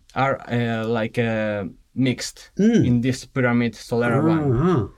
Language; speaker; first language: English; non-native, fluent; Spanish